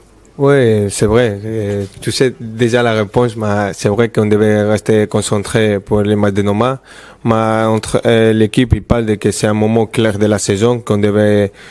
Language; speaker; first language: French; non-native, fluent; Spanish